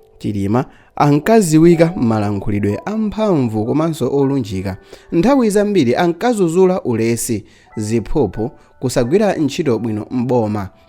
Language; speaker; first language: Nyanja; native; Nyanja